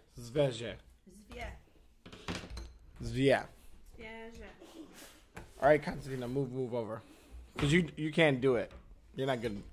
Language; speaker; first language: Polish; non-native, learner; English